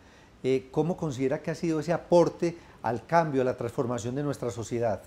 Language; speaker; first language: Spanish; native; Spanish